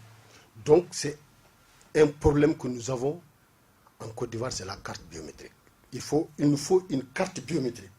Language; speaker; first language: French; non-native, local second language; Bambara